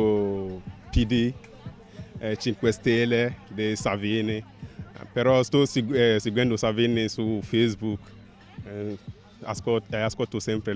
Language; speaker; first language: Italian; non-native, learner; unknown